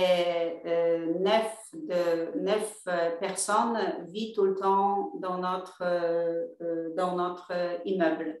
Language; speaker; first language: French; non-native, fluent; Polish